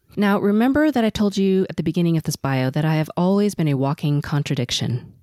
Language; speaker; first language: English; early bilingual, other home language; Cantonese